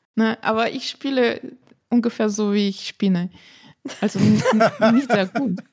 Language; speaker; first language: German; non-native, fluent; Slovenian